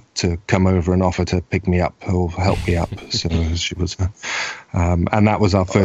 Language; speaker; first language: English; native; English